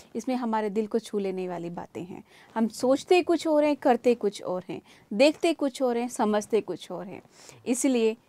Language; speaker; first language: Hindi; native; Hindi